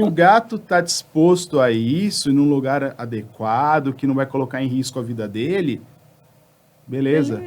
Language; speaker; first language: Portuguese; native; Portuguese